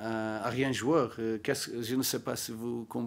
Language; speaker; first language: French; non-native, learner; Portuguese